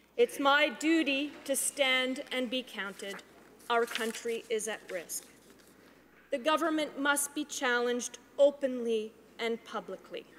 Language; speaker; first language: English; native; English